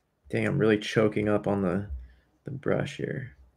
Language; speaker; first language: English; native; English